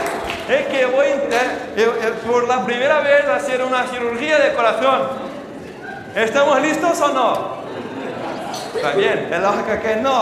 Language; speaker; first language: Spanish; non-native, fluent; Portuguese